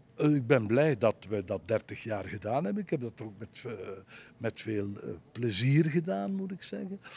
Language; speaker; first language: Dutch; native; Dutch